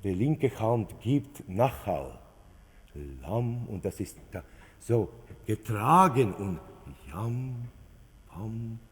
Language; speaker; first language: German; non-native, fluent; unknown